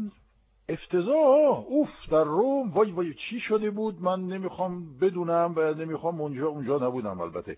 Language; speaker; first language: Persian; non-native, fluent; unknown